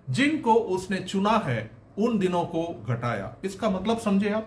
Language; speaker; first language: Hindi; native; Hindi